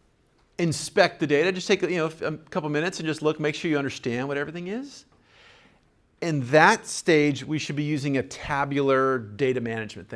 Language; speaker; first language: English; native; English